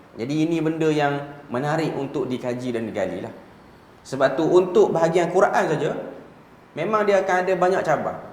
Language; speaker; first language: Malay; native; Malay